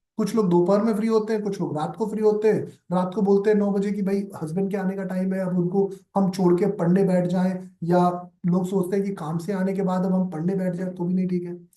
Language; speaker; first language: Hindi; native; Hindi